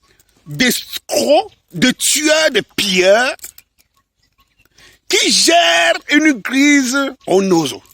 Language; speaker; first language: French; native; French